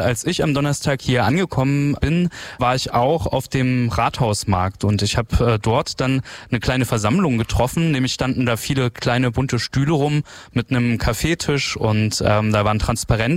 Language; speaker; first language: German; native; German